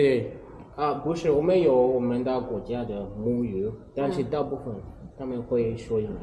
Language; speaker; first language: Chinese; non-native, learner; Shona